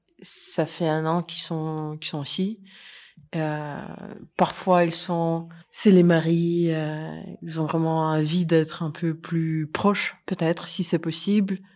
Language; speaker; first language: French; non-native, fluent; Russian